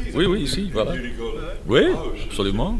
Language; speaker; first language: French; non-native, learner; Dutch